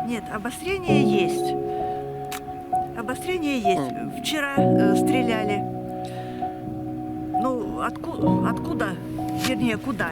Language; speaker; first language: Russian; native; Russian